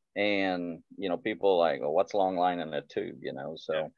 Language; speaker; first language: English; native; English